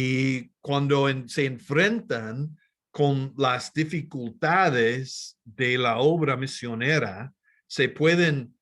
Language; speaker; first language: Spanish; non-native, fluent; English